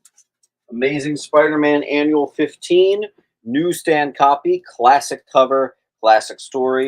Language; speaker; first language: English; native; English